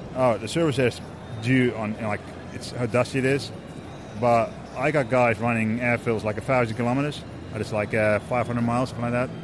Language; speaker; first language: English; non-native, fluent; Dutch